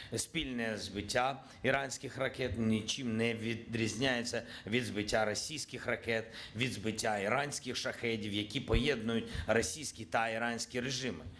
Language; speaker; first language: Ukrainian; non-native, local second language; Russian